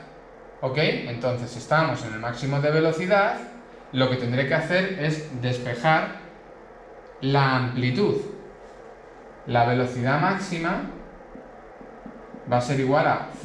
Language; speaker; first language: Spanish; native; Spanish